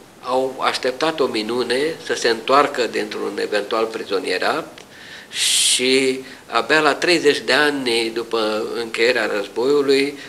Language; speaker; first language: Romanian; native; Romanian